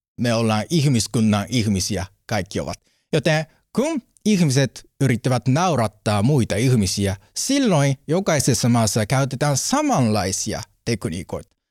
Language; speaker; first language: Finnish; non-native, learner; Japanese